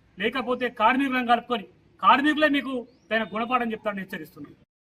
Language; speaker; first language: Telugu; native; Telugu